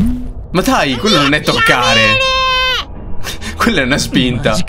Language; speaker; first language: Italian; native; Italian